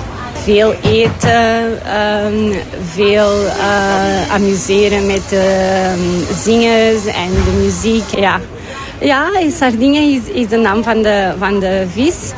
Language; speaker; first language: Dutch; non-native, learner; Portuguese